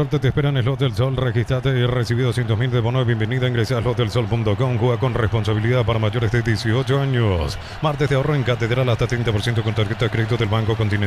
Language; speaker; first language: Spanish; native; Spanish